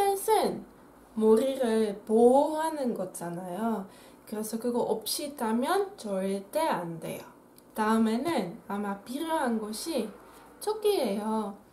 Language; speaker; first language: Korean; non-native, fluent; Dutch